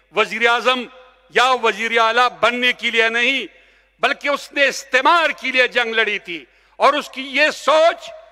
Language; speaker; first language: Urdu; non-native, local second language; Pashto